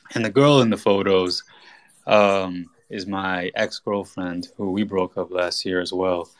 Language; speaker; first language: English; native; English